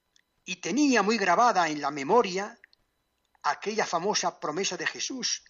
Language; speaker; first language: Spanish; native; Spanish